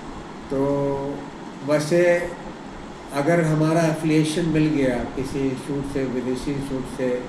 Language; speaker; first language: Hindi; native; Hindi